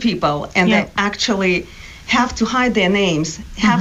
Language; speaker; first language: English; non-native, fluent; Ukrainian